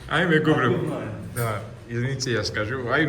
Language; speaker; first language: Russian; non-native, fluent; Georgian